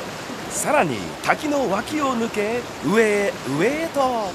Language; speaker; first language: Japanese; native; Japanese